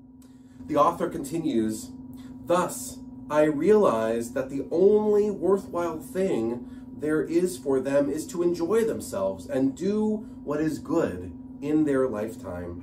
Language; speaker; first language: English; native; English